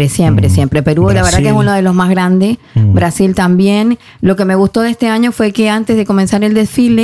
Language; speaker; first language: Spanish; native; Spanish